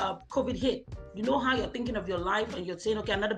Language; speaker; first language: English; non-native, local second language; Igbo